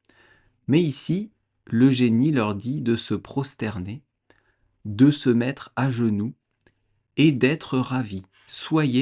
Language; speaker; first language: French; native; French